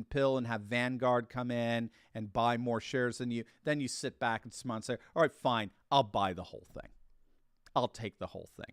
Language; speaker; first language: English; native; English